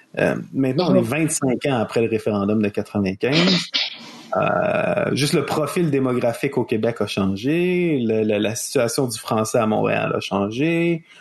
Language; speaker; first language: French; native; French